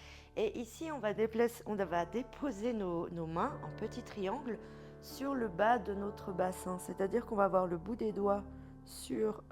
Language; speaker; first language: French; native; French